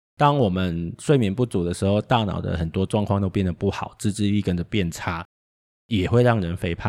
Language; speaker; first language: Chinese; native; Chinese